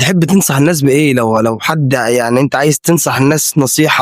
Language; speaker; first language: Arabic; native; Arabic